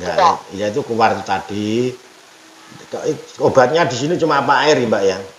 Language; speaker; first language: Indonesian; non-native, local second language; Javanese